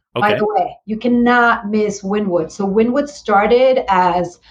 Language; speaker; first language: English; early bilingual, other home language; Spanish